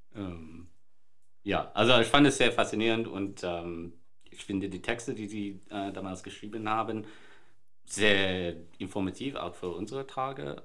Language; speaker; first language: German; non-native, fluent; English